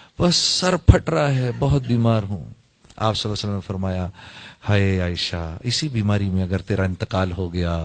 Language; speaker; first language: Urdu; native; Urdu